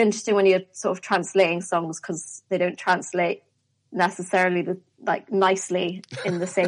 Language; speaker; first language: English; native; English